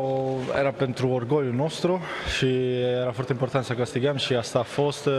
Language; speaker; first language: Romanian; non-native, learner; Italian